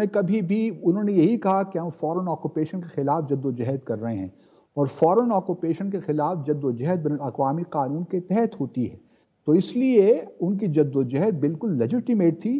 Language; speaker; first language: Urdu; native; Urdu